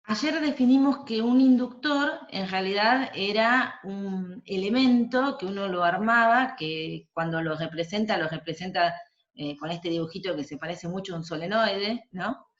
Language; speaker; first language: Spanish; native; Spanish